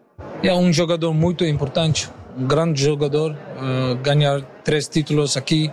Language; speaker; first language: Portuguese; non-native, learner; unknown